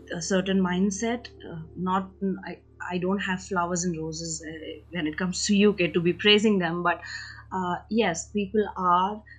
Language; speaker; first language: English; non-native, local second language; Hindi